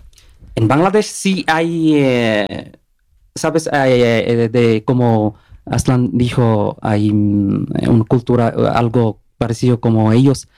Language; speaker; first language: Spanish; non-native, learner; Bangla